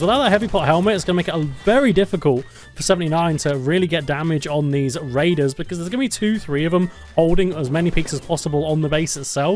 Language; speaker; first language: English; native; English